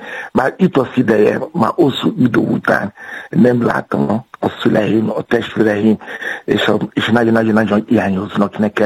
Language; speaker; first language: Hungarian; non-native, fluent; Yoruba